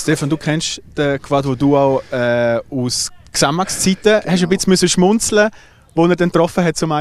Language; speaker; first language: German; native; German